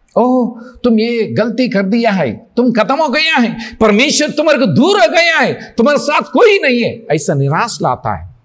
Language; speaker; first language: Hindi; non-native, local second language; Telugu